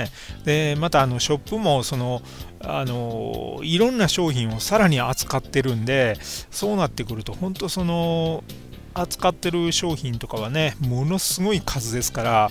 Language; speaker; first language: Japanese; native; Japanese